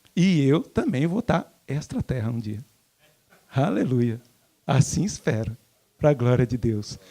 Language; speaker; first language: Portuguese; native; Portuguese